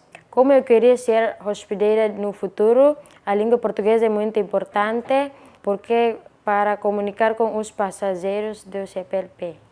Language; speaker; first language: Portuguese; non-native, local second language; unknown